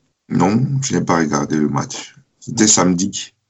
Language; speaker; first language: French; non-native, fluent; German